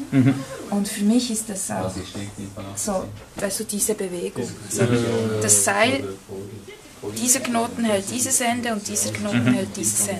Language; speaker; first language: German; non-native, fluent; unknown